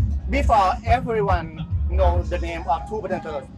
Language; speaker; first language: English; non-native, learner; Thai